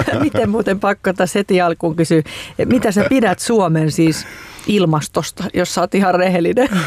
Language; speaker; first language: Finnish; native; Finnish